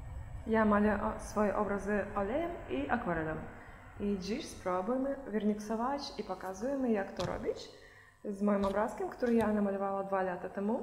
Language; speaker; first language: Polish; non-native, learner; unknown